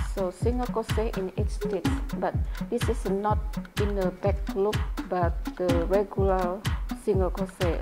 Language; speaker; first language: English; non-native, learner; Indonesian